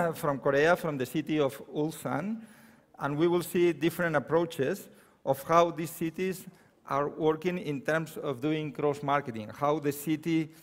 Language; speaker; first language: English; non-native, fluent; Catalan